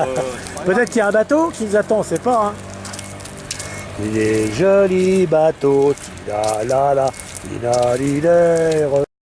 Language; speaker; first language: French; native; French